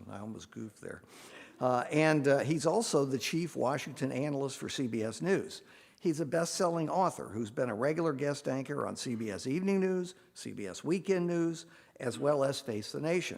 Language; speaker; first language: English; native; English